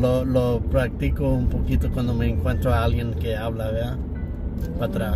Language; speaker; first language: Spanish; early bilingual, heritage; English